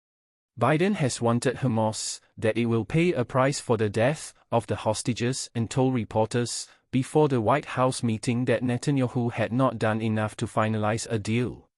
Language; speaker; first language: English; non-native, fluent; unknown